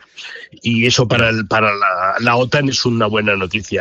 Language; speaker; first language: Spanish; native; Spanish